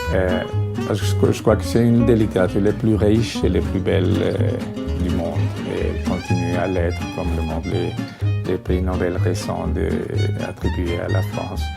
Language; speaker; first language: French; non-native, fluent; Spanish